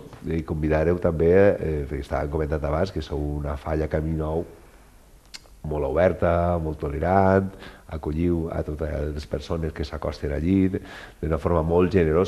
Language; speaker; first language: Catalan; native; Catalan